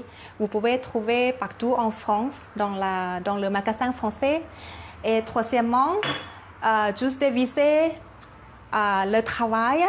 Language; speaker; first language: French; non-native, learner; Thai